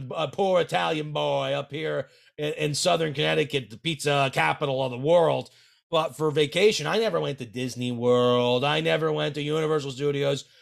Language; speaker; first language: English; native; English